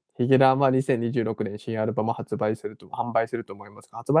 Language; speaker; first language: Japanese; early bilingual, other home language; English